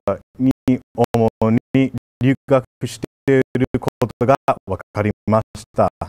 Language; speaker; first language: Japanese; non-native, fluent; English